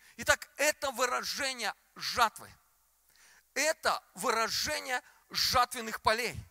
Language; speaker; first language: Russian; native; Russian